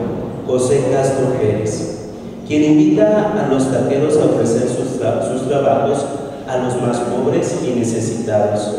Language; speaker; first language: Spanish; native; Spanish